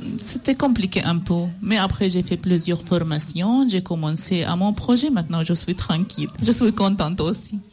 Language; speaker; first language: French; non-native, learner; Arabic